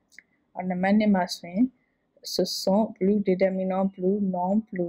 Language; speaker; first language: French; non-native, fluent; Burmese